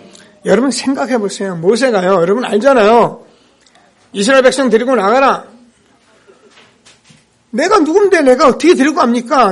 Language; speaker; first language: Korean; native; Korean